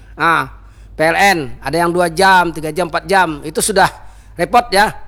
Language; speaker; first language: Malay; non-native, local second language; Banjar